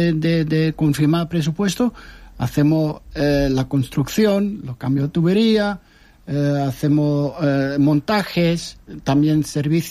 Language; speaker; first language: Spanish; early bilingual, heritage; Dutch